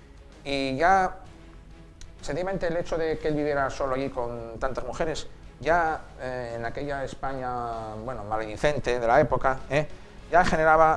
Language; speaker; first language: Spanish; native; Spanish